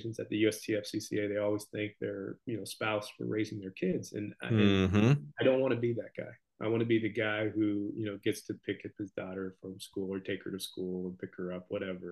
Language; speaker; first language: English; native; English